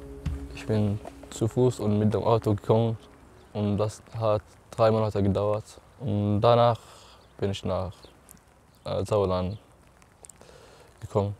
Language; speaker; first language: German; non-native, learner; Arabic